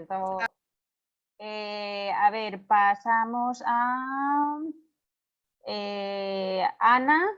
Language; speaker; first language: Spanish; native; Spanish